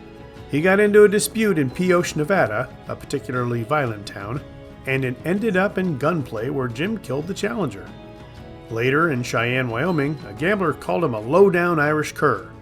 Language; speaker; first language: English; native; English